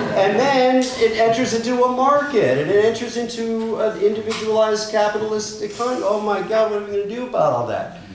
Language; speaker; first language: English; native; English